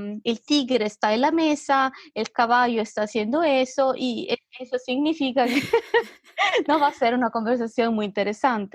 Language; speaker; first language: Spanish; non-native, fluent; Italian